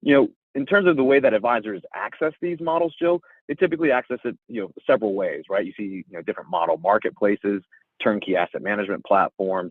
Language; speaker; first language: English; native; English